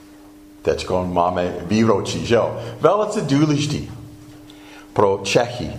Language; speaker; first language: Czech; non-native, fluent; English